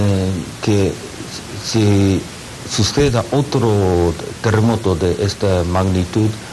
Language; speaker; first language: Spanish; non-native, learner; Japanese